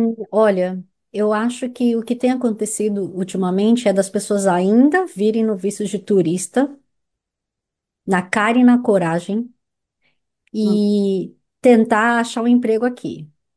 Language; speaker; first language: Portuguese; native; Portuguese